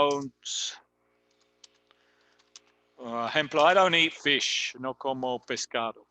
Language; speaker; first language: Spanish; non-native, fluent; English